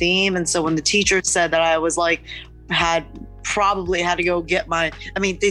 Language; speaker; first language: English; early bilingual, other home language; Chinese